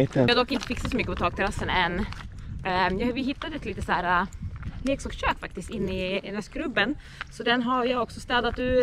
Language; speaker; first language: Swedish; native; Swedish